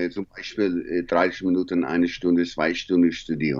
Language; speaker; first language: German; non-native, learner; English